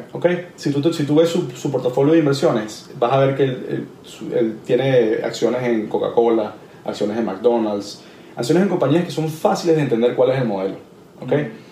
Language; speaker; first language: Spanish; native; Spanish